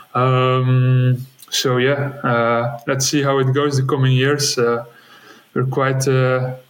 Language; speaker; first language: English; non-native, fluent; Dutch